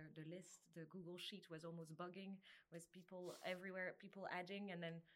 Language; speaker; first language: English; non-native, fluent; French